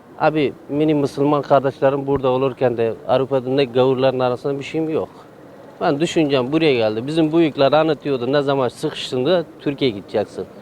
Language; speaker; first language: Turkish; non-native, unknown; Persian